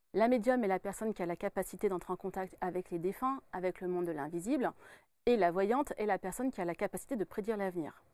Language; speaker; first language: French; native; French